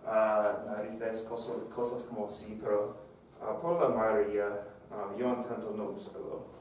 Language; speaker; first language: Spanish; non-native, fluent; English